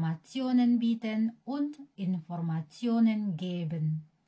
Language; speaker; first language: German; non-native, learner; Indonesian